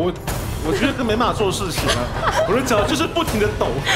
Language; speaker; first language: Chinese; native; Chinese